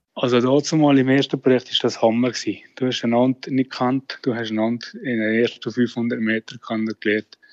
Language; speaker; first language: German; native; German